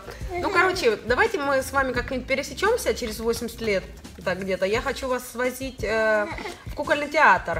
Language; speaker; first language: Russian; native; Russian